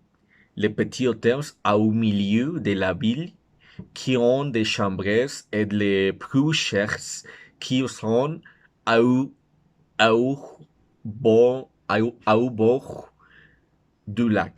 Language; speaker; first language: French; non-native, learner; Spanish